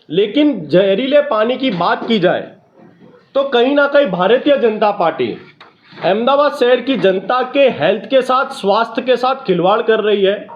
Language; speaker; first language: Hindi; non-native, local second language; Gujarati